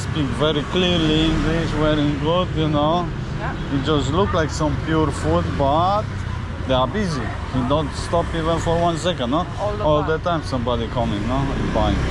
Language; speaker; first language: English; non-native, fluent; Polish